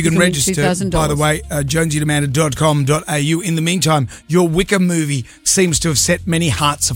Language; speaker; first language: English; native; English